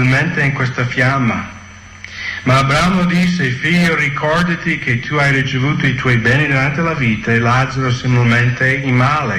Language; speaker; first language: Italian; non-native, fluent; English